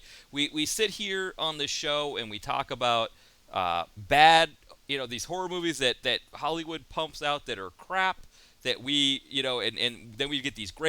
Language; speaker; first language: English; native; English